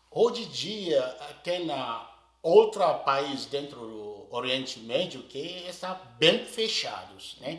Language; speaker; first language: Portuguese; non-native, learner; Arabic